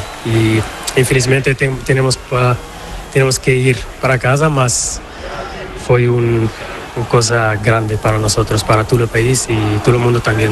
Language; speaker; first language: Spanish; non-native, learner; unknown